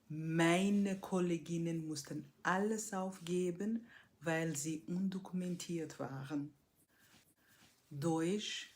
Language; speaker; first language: German; non-native, fluent; Portuguese